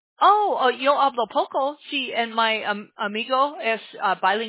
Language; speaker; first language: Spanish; non-native, learner; English